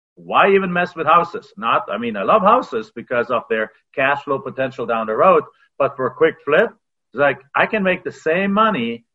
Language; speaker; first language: English; non-native, fluent; German